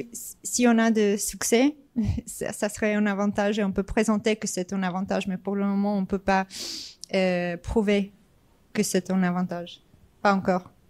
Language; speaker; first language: French; non-native, fluent; English